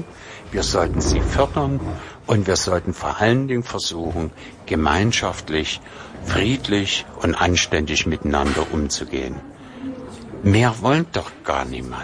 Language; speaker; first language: German; native; German